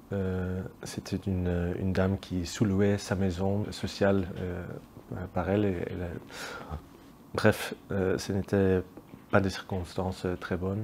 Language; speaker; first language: French; non-native, local second language; Dutch